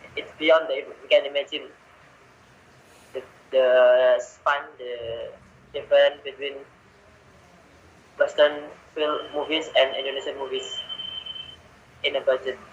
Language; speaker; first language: English; non-native, learner; Indonesian